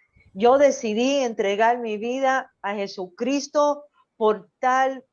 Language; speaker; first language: Spanish; early bilingual, heritage; Spanish